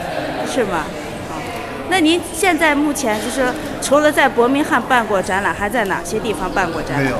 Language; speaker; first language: Chinese; native; Chinese